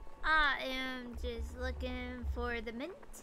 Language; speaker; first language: English; native; English